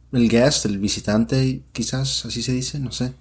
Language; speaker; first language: Spanish; early bilingual, other home language; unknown